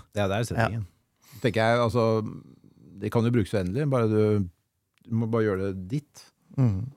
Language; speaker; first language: Norwegian; native; Norwegian